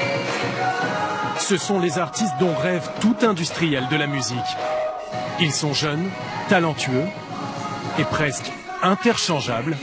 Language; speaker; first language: French; native; French